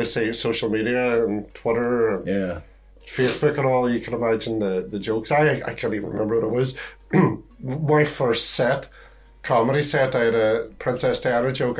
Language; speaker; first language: English; native; English